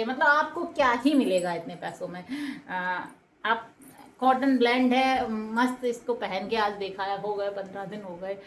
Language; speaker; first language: Hindi; native; Hindi